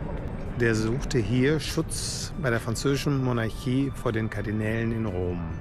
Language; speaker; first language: German; native; German